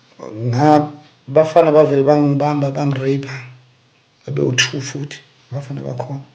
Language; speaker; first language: Zulu; native; Zulu